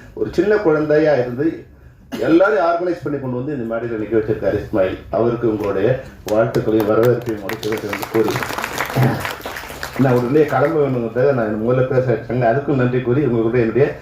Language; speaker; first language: Tamil; native; Tamil